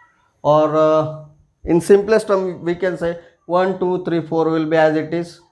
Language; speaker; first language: English; non-native, local second language; Marathi